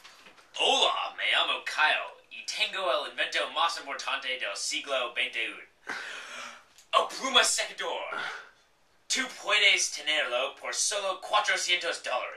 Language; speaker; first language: Spanish; non-native, learner; English